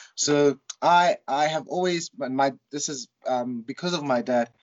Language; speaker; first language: English; non-native, local second language; Tswana